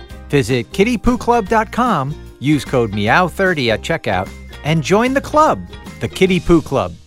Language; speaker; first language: English; native; English